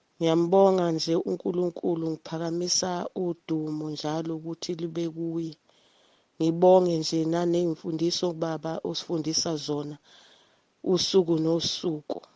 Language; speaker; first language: Zulu; native; Zulu